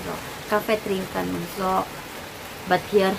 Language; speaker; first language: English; non-native, learner; Indonesian